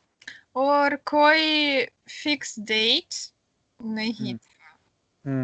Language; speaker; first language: Hindi; non-native, learner; Russian